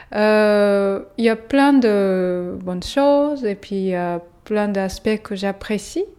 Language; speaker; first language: French; non-native, fluent; Japanese